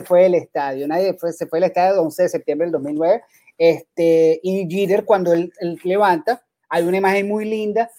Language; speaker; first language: Spanish; native; Spanish